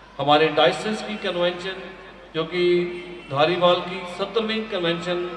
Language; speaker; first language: Hindi; non-native, local second language; Punjabi